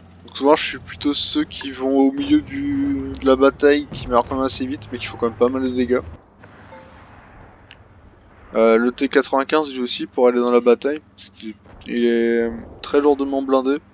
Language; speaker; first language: French; native; French